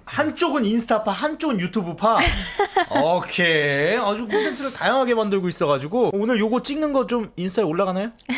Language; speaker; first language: Korean; native; Korean